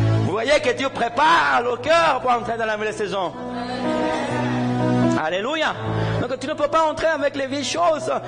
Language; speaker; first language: French; non-native, fluent; Spanish